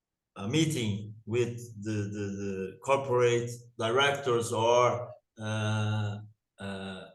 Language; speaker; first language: English; non-native, learner; Portuguese